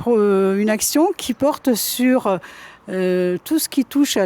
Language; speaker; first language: French; native; French